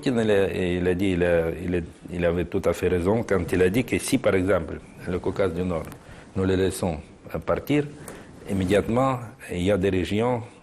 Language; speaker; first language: French; non-native, fluent; Russian